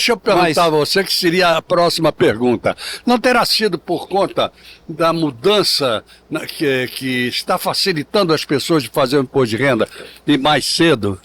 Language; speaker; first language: Portuguese; native; Portuguese